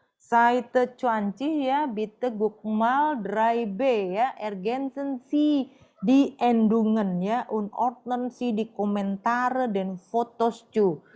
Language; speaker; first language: German; non-native, fluent; Indonesian